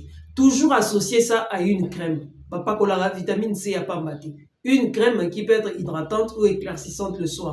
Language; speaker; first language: French; non-native, local second language; Lingala